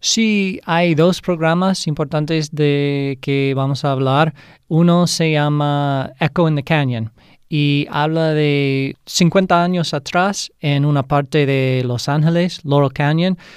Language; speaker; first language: Spanish; non-native, fluent; English